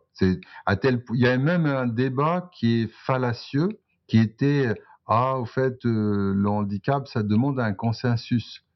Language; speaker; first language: French; non-native, local second language; Arabic